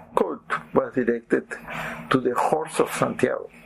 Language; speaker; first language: English; non-native, fluent; Spanish